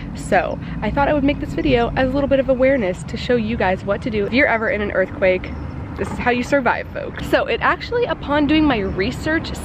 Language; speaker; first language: English; native; English